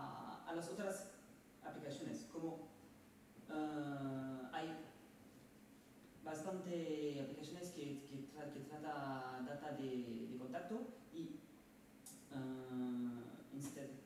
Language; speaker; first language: Spanish; non-native, fluent; French